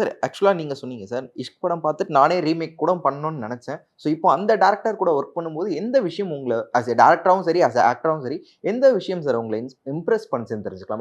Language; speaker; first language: Tamil; native; Tamil